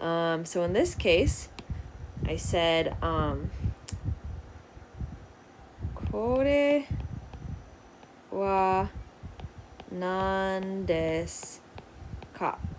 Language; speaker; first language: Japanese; non-native, fluent; English